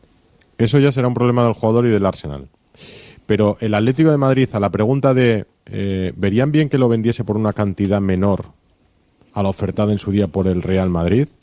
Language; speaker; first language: Spanish; native; Spanish